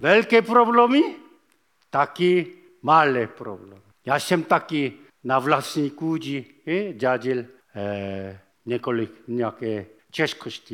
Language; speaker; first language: Czech; non-native, fluent; Korean